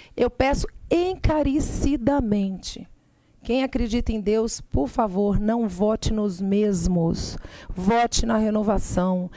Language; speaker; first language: Portuguese; native; Portuguese